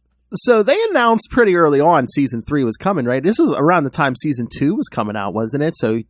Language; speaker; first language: English; native; English